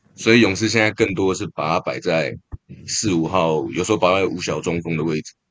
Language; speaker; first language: Chinese; native; Chinese